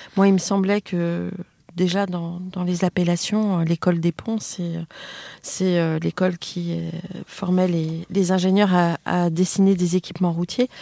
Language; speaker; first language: French; native; French